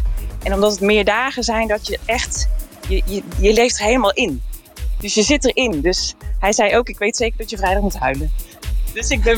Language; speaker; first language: Dutch; native; Dutch